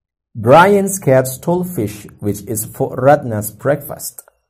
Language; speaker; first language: English; non-native, fluent; Indonesian